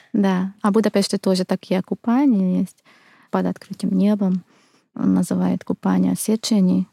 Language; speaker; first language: Russian; non-native, fluent; Hungarian